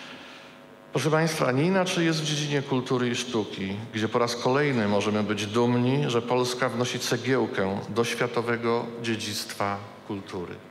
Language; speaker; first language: Polish; native; Polish